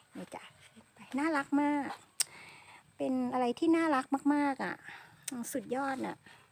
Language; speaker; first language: Thai; native; Thai